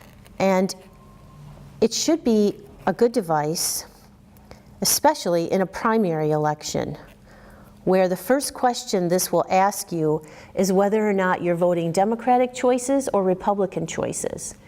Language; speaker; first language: English; native; English